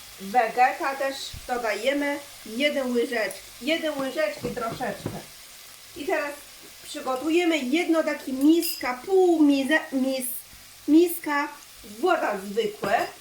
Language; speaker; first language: Polish; non-native, learner; Chinese